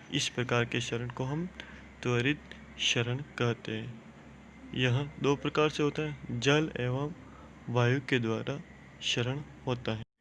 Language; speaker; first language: Hindi; native; Hindi